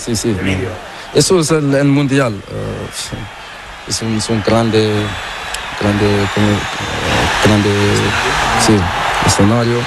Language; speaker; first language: Spanish; non-native, learner; Portuguese